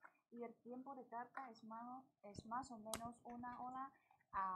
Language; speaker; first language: Spanish; non-native, learner; Chinese